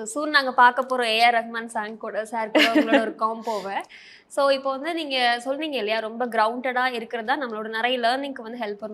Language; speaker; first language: Tamil; native; Tamil